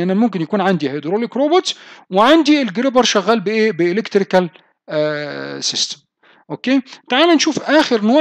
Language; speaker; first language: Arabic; native; Arabic